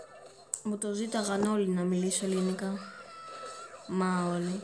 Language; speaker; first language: Greek; early bilingual, heritage; Greek